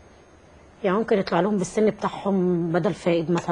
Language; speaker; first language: Arabic; native; Arabic